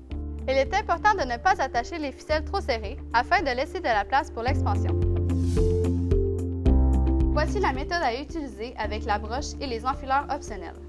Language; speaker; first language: French; native; French